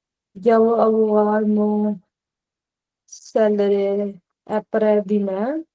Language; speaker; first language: French; non-native, learner; Punjabi